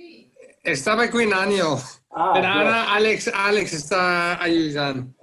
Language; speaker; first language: Catalan; non-native, fluent; Dutch